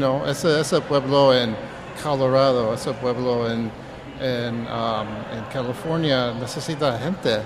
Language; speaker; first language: Spanish; early bilingual, heritage; Spanish